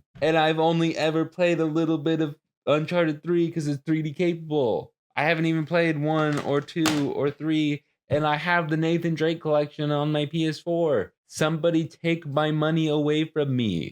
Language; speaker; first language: English; native; English